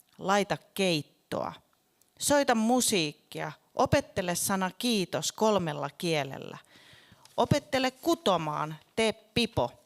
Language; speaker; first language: Finnish; native; Finnish